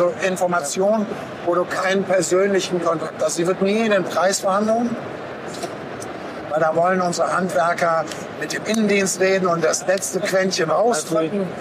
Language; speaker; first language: German; native; German